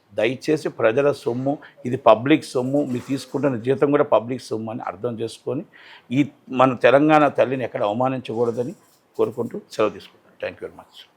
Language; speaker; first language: Telugu; native; Telugu